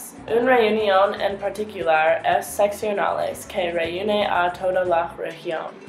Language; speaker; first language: Spanish; non-native, learner; English